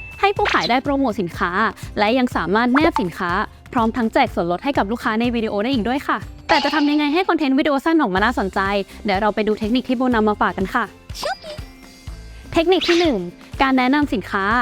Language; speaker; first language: Thai; native; Thai